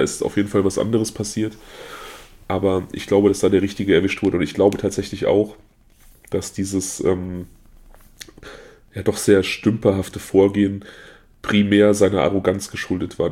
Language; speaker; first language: German; native; German